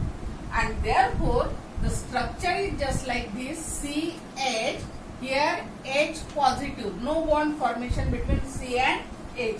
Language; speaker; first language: English; non-native, local second language; Marathi